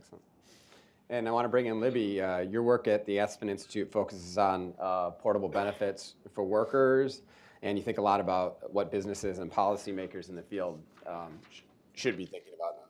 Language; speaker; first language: English; native; English